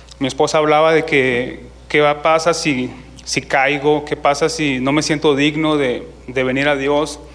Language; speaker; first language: Spanish; native; Spanish